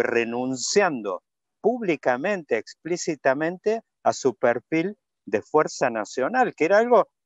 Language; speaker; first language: Spanish; native; Spanish